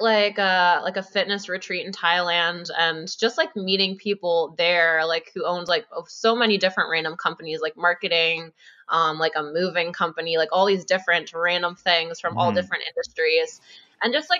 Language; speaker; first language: English; native; English